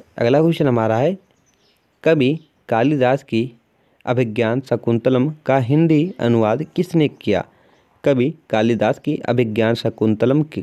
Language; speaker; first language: Hindi; native; Hindi